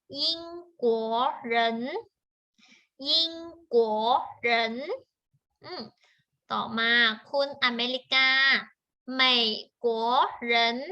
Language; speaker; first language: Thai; native; Thai